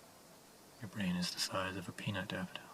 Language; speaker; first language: English; native; English